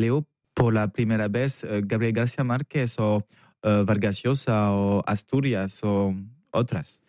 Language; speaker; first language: Spanish; non-native, learner; French